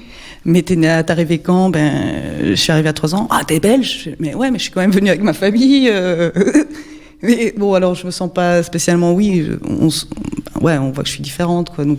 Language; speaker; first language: French; native; French